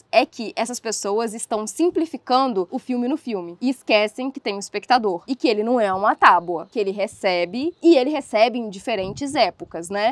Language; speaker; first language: Portuguese; native; Portuguese